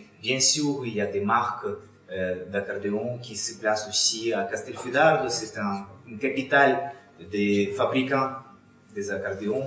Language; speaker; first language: French; non-native, fluent; Russian